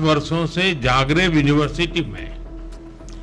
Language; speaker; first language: Hindi; native; Hindi